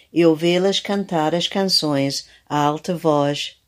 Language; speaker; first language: Portuguese; non-native, fluent; English